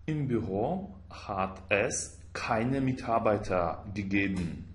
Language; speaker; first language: German; non-native, fluent; Russian